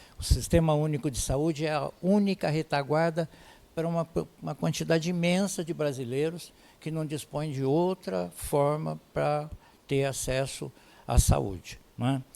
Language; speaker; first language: Portuguese; native; Portuguese